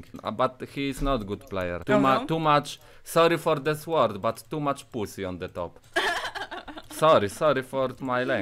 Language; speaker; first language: English; non-native, learner; Polish